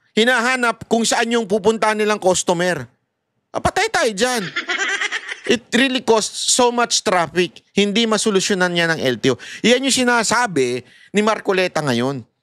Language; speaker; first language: Filipino; native; Filipino